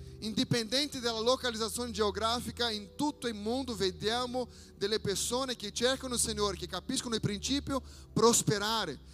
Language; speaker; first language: Italian; non-native, fluent; Portuguese